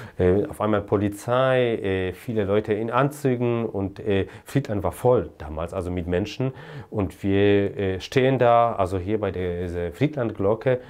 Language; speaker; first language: German; non-native, fluent; Polish